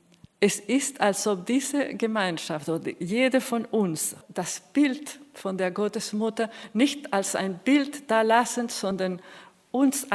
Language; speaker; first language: German; non-native, fluent; Spanish